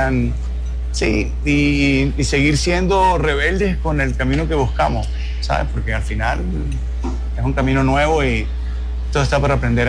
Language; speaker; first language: Spanish; native; Spanish